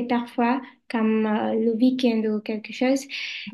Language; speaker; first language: French; non-native, learner; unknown